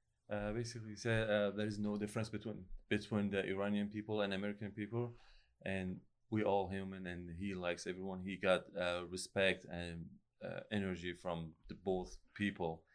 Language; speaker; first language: English; non-native, fluent; Persian